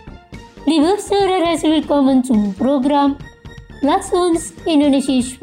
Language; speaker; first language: German; non-native, fluent; Indonesian